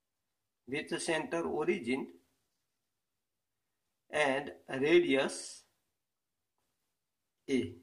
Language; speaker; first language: English; non-native, local second language; Gujarati